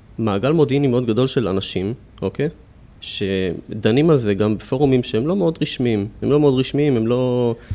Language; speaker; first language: Hebrew; native; Hebrew